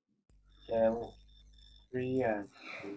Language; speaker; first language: English; non-native, learner; Burmese